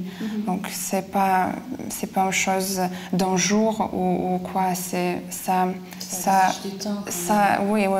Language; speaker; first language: French; non-native, fluent; Lithuanian